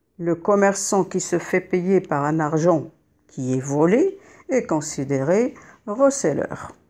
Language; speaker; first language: French; non-native, local second language; Arabic